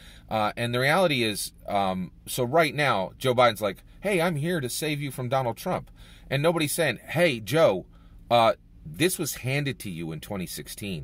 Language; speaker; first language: English; native; English